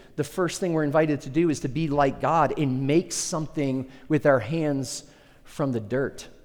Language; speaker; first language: English; early bilingual, other home language; Spanish